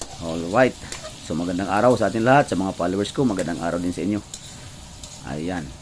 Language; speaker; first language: Filipino; non-native, local second language; Cebuano